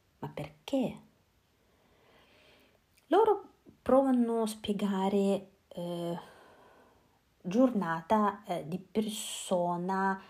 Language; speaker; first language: Italian; non-native, learner; Russian